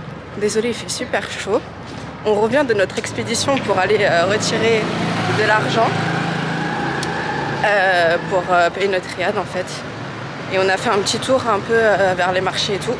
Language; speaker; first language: French; native; French